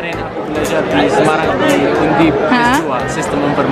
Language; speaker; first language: Indonesian; non-native, fluent; Arabic